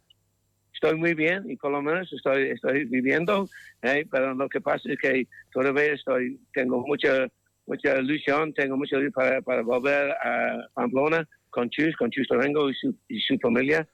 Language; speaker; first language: Spanish; non-native, learner; English